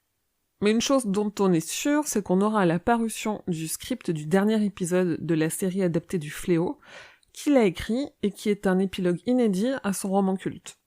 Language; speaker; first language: French; native; French